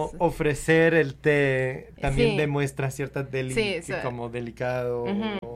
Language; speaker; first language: Spanish; non-native, fluent; English